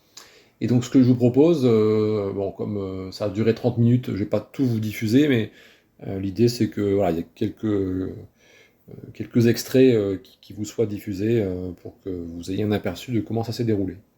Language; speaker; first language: French; native; French